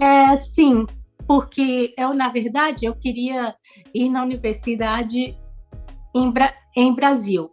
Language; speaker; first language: Portuguese; non-native, local second language; Spanish